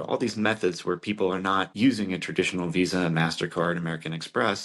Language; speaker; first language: English; native; English